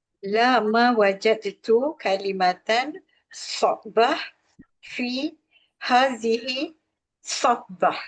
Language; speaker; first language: Arabic; non-native, learner; Malay